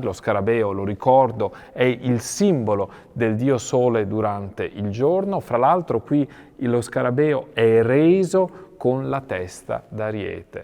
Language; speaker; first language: Italian; native; Italian